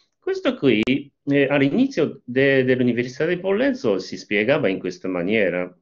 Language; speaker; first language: Italian; non-native, fluent; Japanese